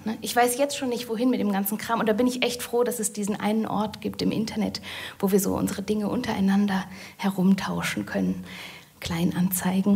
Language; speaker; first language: German; native; German